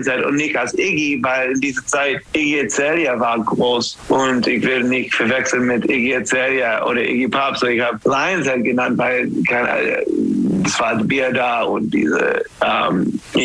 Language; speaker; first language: German; non-native, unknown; English